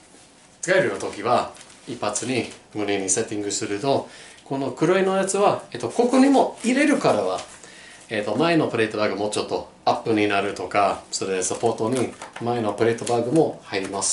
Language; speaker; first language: Japanese; non-native, learner; English